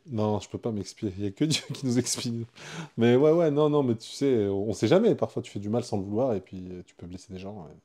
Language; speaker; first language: French; early bilingual, other home language; Arabic